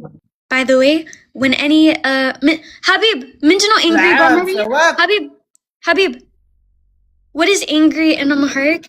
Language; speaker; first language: English; early bilingual, other home language; Amharic